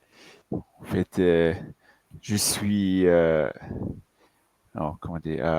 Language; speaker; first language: French; non-native, fluent; English